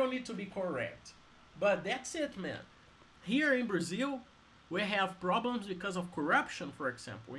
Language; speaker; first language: English; non-native, fluent; Portuguese